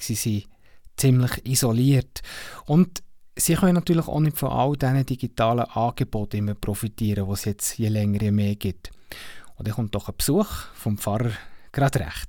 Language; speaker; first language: German; native; German